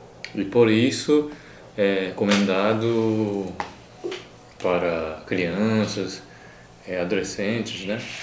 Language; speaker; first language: Portuguese; non-native, fluent; Japanese